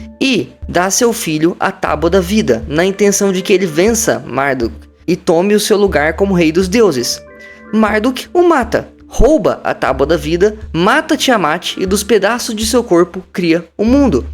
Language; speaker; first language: Portuguese; native; Portuguese